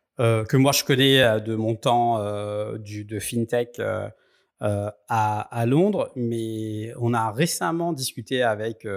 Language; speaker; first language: French; native; French